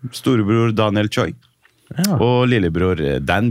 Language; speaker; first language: Norwegian; native; Norwegian